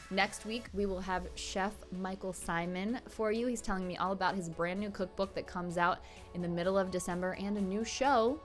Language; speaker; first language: English; native; English